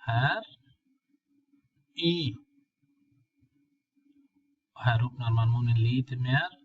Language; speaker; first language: Swedish; non-native, fluent; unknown